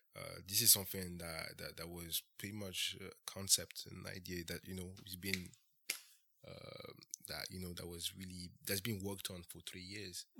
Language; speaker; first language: English; early bilingual, heritage; French